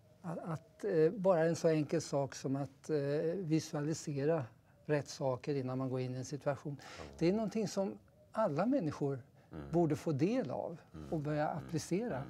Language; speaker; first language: Swedish; native; Swedish